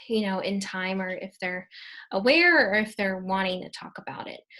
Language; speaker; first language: English; native; English